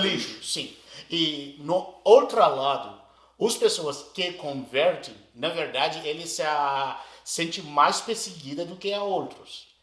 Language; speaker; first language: Portuguese; non-native, learner; Arabic